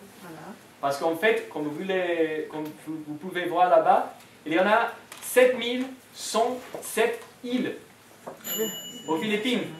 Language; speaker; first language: French; non-native, fluent; English